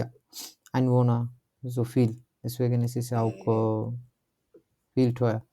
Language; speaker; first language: German; non-native, learner; Bangla